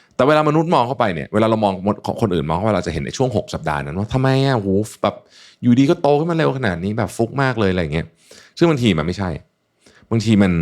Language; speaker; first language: Thai; native; Thai